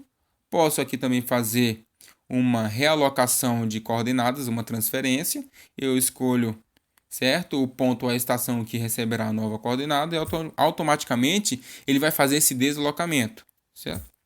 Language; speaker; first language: Portuguese; native; Portuguese